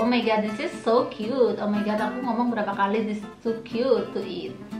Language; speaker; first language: English; non-native, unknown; Indonesian